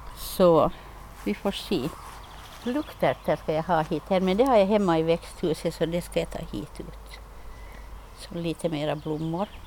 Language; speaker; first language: Swedish; native; Swedish